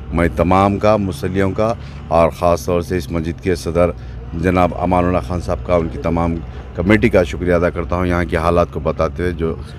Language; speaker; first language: Hindi; non-native, local second language; Urdu